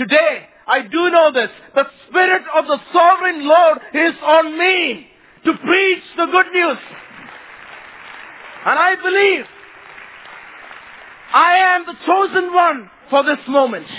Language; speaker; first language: English; non-native, local second language; Malayalam